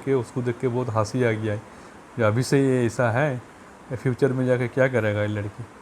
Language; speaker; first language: Hindi; non-native, local second language; Bangla